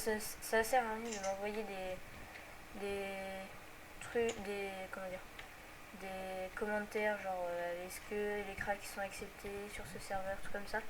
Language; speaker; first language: French; native; French